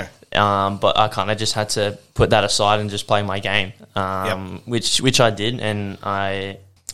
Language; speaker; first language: English; native; English